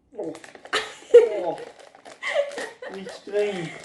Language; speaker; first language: German; native; German